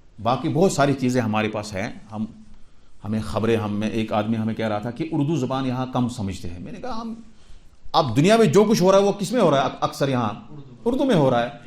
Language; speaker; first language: Urdu; non-native, local second language; Kashmiri